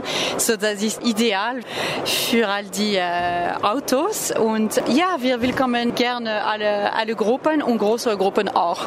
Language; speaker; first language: German; non-native, learner; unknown